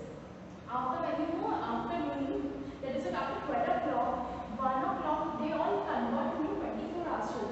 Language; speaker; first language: English; non-native, local second language; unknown